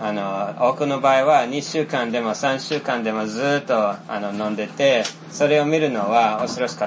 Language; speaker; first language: Japanese; non-native, fluent; Finnish